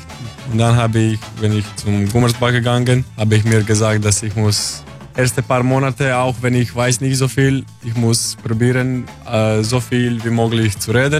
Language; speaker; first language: German; non-native, learner; Croatian